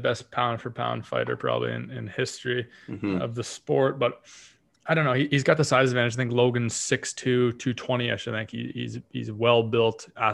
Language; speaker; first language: English; native; English